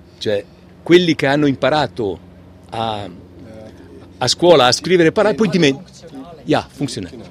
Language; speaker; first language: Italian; native; Italian